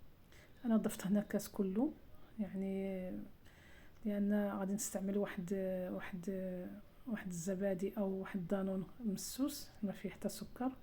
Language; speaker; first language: Arabic; native; Arabic